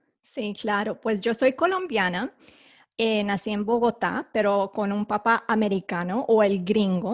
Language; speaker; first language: Spanish; early bilingual, heritage; Spanish